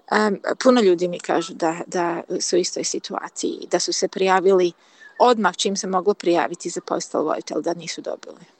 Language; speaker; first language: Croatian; early bilingual, heritage; Croatian